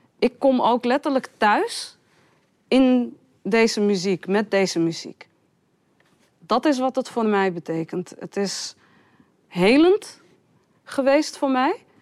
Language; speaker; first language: Dutch; early bilingual, other home language; Riffian